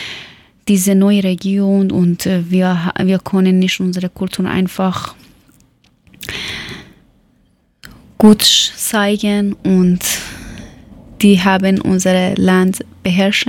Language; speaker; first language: German; non-native, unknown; Persian